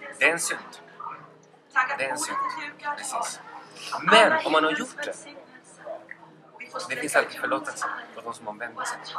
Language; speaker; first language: Swedish; non-native, fluent; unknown